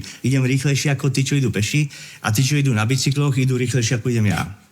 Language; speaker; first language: Slovak; native; Slovak